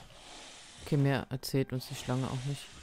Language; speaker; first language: German; native; German